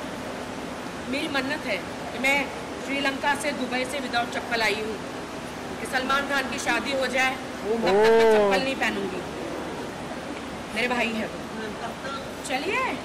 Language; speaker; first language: Hindi; native; Hindi